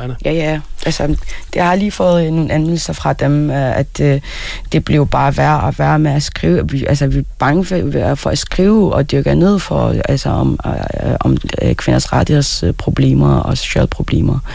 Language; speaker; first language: Danish; early bilingual, other home language; Arabic